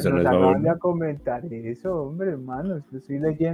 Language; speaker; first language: Spanish; native; Spanish